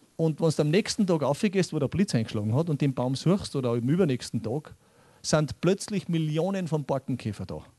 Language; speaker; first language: German; native; German